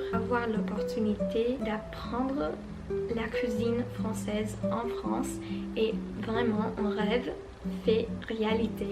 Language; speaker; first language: French; non-native, fluent; English